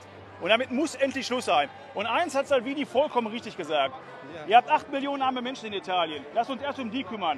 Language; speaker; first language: German; native; German